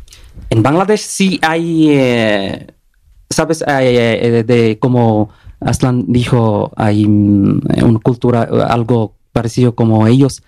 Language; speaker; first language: Spanish; non-native, learner; Bangla